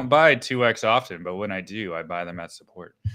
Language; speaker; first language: English; native; English